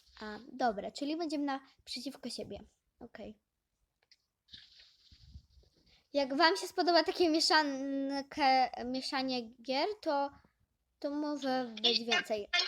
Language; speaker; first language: Polish; native; Polish